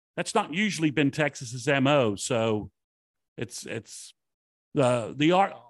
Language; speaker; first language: English; native; English